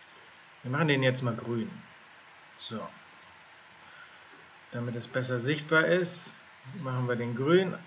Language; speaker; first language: German; native; German